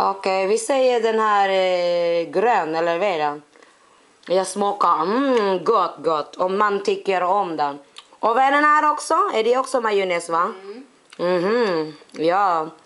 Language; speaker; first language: Swedish; non-native, learner; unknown